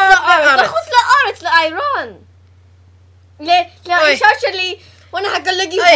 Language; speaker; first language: Hebrew; non-native, learner; English